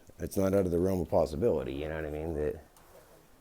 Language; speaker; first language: English; native; English